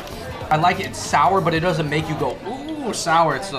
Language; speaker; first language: English; native; English